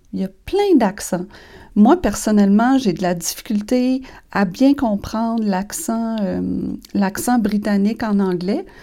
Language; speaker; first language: French; native; French